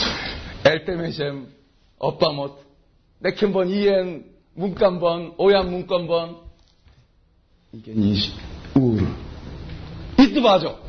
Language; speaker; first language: Hungarian; non-native, learner; Korean